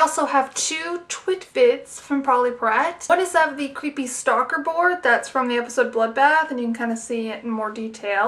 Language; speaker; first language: English; native; English